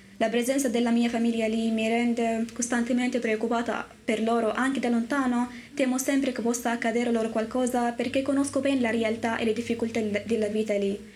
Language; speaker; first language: Italian; non-native, learner; Arabic